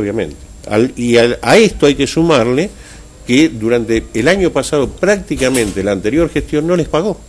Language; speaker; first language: Spanish; native; Spanish